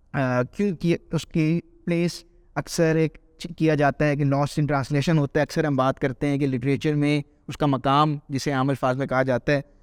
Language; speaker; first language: Urdu; native; Urdu